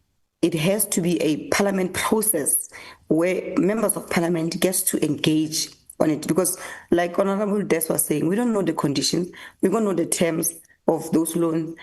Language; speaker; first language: English; non-native, local second language; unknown